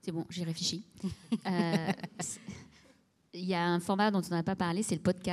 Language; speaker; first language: French; native; French